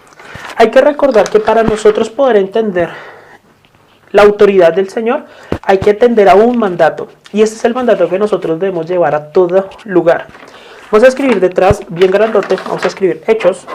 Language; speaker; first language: Spanish; native; Spanish